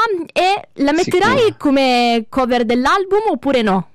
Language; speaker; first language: Italian; native; Italian